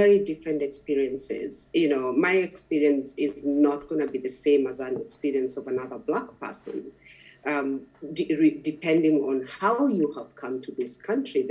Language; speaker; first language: English; non-native, local second language; Masai